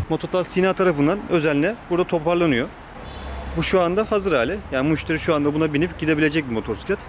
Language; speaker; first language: Turkish; native; Turkish